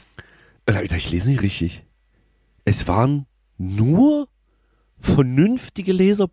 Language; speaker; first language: German; native; German